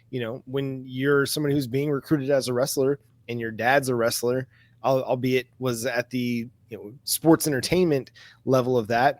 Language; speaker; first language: English; native; English